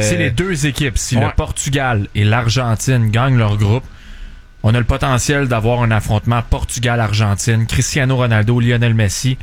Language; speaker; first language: French; native; French